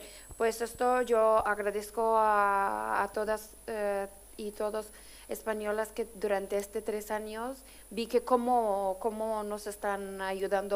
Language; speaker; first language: Spanish; non-native, fluent; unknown